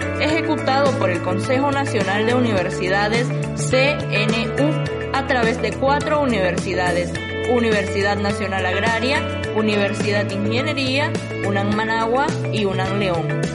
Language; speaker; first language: Spanish; native; Spanish